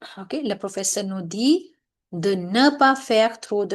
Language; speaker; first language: French; non-native, fluent; Hindi